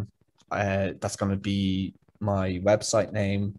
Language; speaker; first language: English; native; English